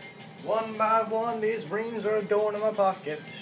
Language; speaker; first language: English; native; English